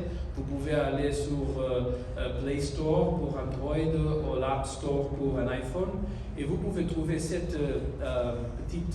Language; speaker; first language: French; non-native, learner; Spanish